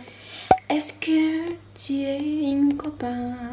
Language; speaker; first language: French; non-native, learner; Norwegian